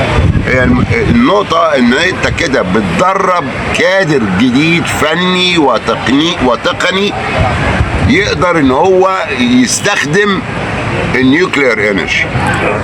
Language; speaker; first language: Arabic; native; Arabic